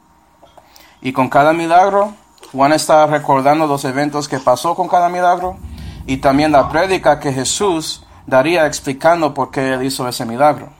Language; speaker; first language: Spanish; non-native, fluent; English